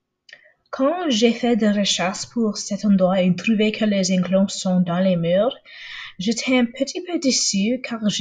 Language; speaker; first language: French; non-native, local second language; English